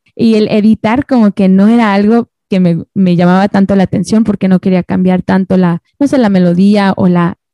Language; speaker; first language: Spanish; native; Spanish